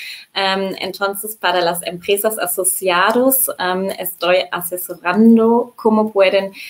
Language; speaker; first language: Spanish; non-native, fluent; German